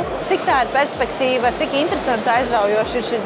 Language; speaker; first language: Latvian; native; Latvian